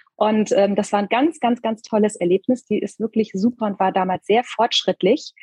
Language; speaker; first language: German; native; German